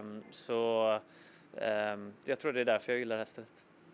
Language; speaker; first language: Swedish; native; Swedish